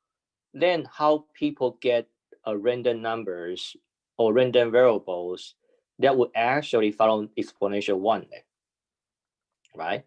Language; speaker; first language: English; non-native, fluent; Chinese